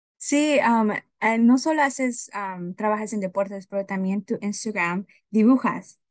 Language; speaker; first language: Spanish; early bilingual, heritage; Spanish